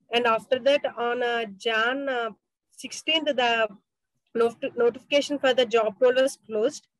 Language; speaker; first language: English; non-native, local second language; Telugu